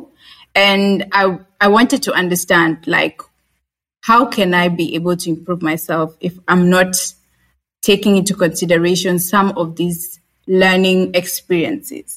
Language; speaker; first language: English; non-native, local second language; Swahili